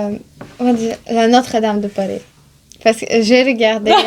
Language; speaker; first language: French; non-native, fluent; Bulgarian